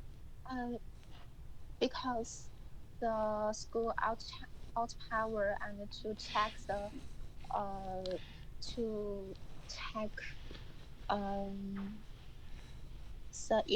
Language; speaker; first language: English; non-native, learner; Chinese